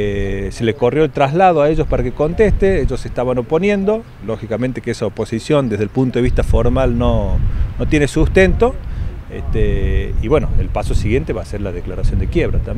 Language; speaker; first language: Spanish; native; Spanish